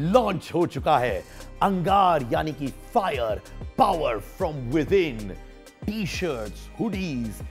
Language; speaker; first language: Hindi; native; Hindi